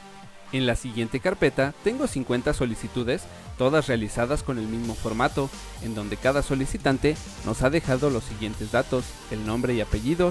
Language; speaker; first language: Spanish; native; Spanish